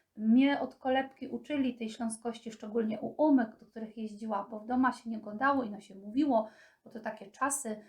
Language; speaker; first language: Polish; native; Polish